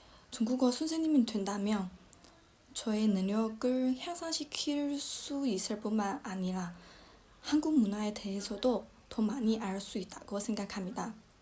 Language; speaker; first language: Korean; non-native, fluent; Chinese